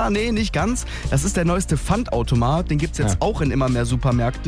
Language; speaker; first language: German; native; German